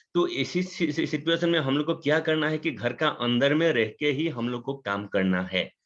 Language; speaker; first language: Hindi; non-native, local second language; Assamese